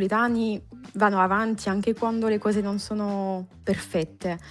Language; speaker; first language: Italian; non-native, fluent; French